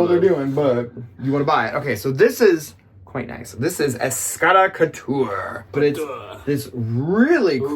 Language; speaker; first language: English; native; English